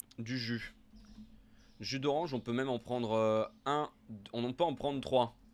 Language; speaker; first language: French; native; French